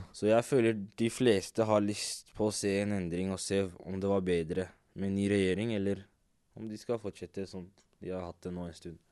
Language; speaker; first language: Norwegian; native; Norwegian